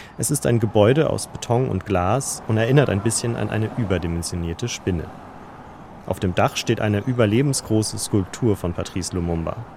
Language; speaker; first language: German; native; German